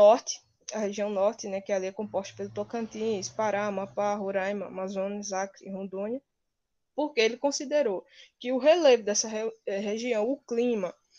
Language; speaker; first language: Portuguese; native; Portuguese